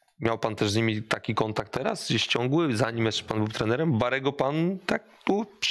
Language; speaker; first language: Polish; native; Polish